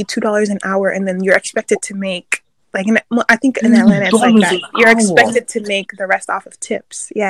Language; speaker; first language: English; native; English